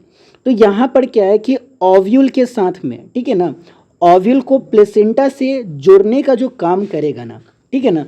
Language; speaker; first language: Hindi; native; Hindi